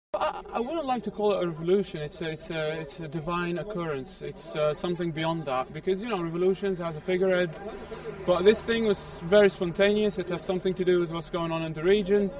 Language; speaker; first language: English; non-native, fluent; Arabic